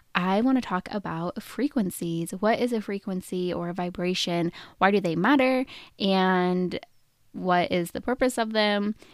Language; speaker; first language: English; native; English